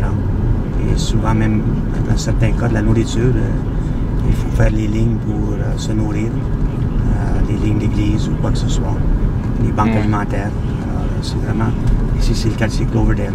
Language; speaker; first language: French; native; French